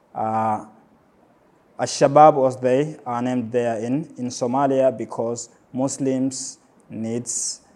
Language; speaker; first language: English; non-native, local second language; Swahili